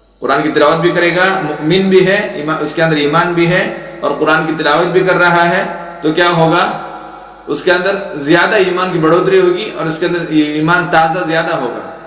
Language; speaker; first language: Urdu; non-native, local second language; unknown